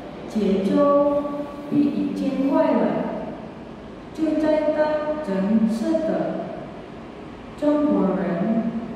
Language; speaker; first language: Chinese; non-native, learner; Indonesian